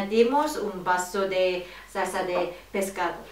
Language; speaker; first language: Spanish; non-native, learner; Korean